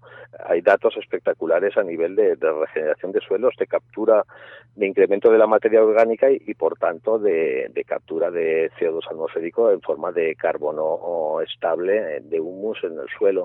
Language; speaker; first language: Spanish; native; Spanish